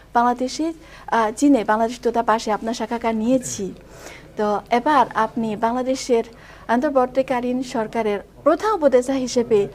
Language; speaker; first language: Bangla; non-native, fluent; Chinese